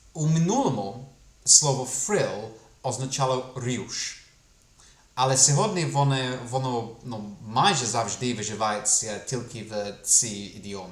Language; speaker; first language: Ukrainian; non-native, fluent; English